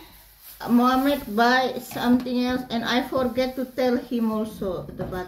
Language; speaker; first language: English; non-native, learner; Indonesian